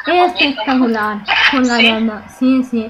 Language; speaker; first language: Spanish; non-native, fluent; Italian